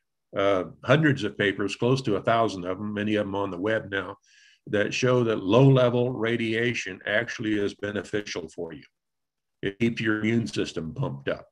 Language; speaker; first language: English; native; English